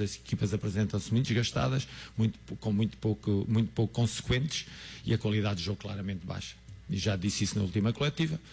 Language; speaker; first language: Portuguese; native; Portuguese